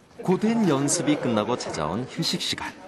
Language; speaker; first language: Korean; native; Korean